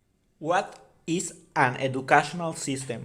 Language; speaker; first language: English; non-native, learner; Spanish